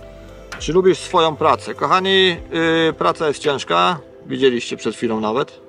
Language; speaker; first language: Polish; native; Polish